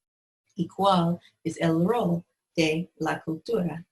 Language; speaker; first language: Spanish; non-native, fluent; English